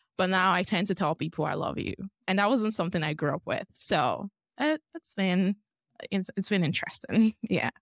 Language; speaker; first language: English; non-native, local second language; Yoruba